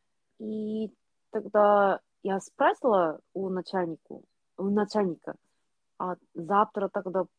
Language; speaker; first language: Russian; non-native, learner; Korean